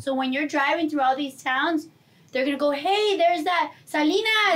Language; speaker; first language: English; early bilingual, other home language; Spanish